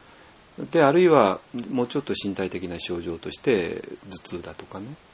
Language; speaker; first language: Japanese; native; Japanese